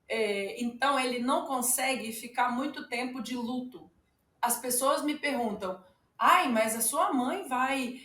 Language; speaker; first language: Portuguese; non-native, fluent; Ukrainian